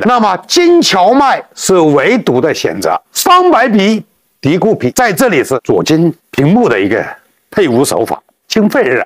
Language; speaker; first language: Chinese; native; Chinese